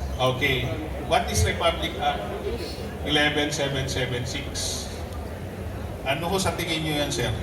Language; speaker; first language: Filipino; non-native, local second language; Iloko